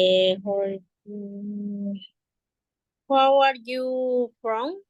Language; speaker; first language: English; non-native, learner; Spanish